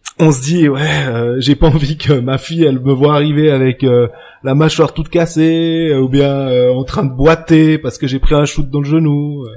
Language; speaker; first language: French; native; French